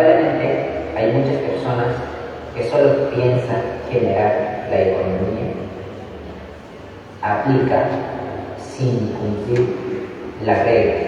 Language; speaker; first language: Spanish; non-native, local second language; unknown